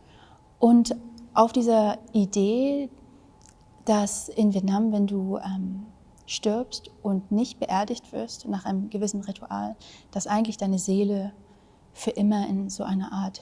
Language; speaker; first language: German; early bilingual, other home language; Vietnamese